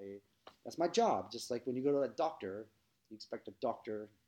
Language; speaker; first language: English; native; English